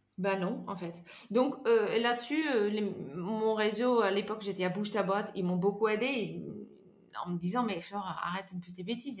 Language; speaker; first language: French; non-native, fluent; Dutch